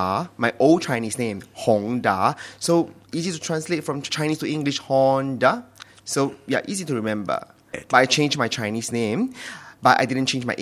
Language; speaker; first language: English; non-native, local second language; Chinese